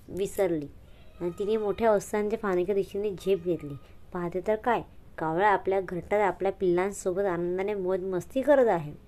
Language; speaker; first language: Marathi; non-native, local second language; Hindi